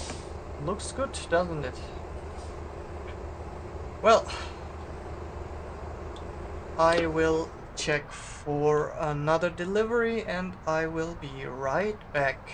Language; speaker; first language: English; non-native, fluent; German